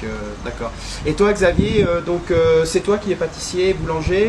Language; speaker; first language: French; native; French